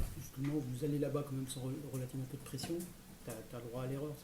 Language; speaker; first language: French; native; French